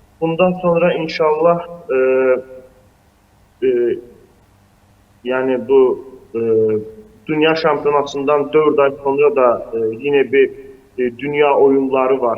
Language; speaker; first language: Turkish; non-native, fluent; Azerbaijani